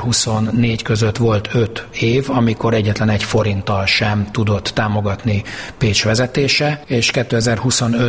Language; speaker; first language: Hungarian; native; Hungarian